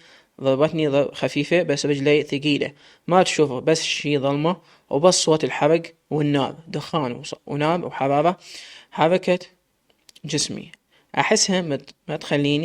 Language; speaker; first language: Arabic; native; Arabic